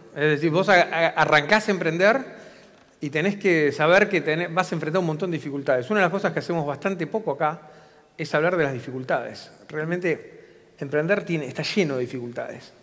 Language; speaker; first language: Spanish; native; Spanish